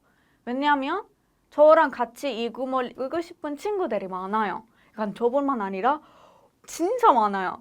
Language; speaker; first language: Korean; non-native, fluent; Persian